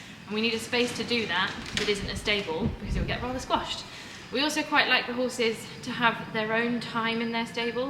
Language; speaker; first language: English; native; English